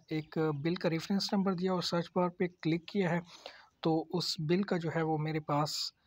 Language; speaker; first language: Urdu; native; Urdu